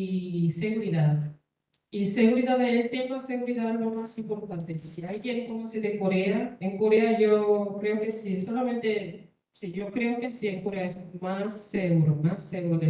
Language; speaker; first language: Spanish; non-native, learner; Korean